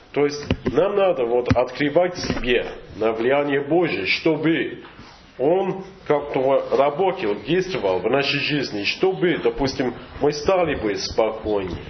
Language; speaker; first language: Russian; non-native, fluent; English